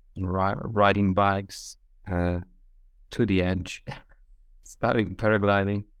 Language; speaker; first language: English; non-native, fluent; Hungarian